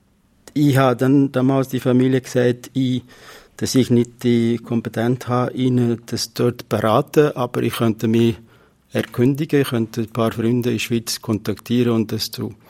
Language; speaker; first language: German; non-native, fluent; Kurdish